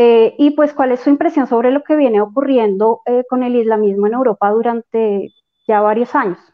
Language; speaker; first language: Spanish; native; Spanish